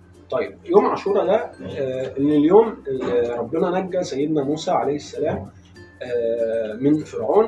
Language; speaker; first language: Arabic; native; Arabic